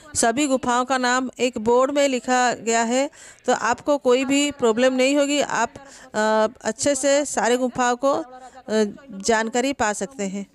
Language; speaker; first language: Hindi; non-native, local second language; Odia